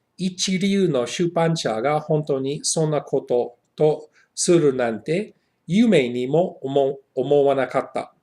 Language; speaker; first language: Japanese; non-native, learner; English